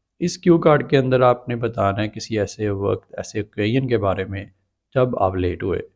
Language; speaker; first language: Urdu; native; Urdu